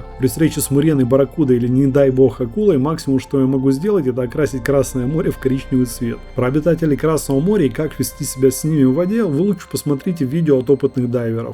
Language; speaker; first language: Russian; native; Russian